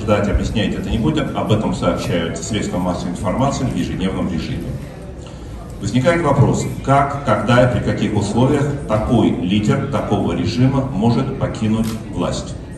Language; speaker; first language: Russian; native; Russian